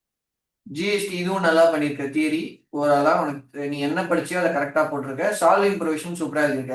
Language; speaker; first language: Tamil; native; Tamil